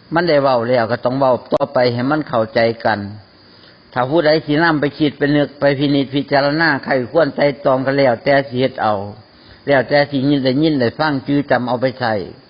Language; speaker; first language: Thai; native; Thai